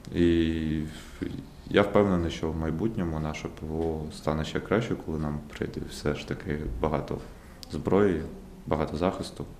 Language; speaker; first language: Ukrainian; non-native, local second language; Russian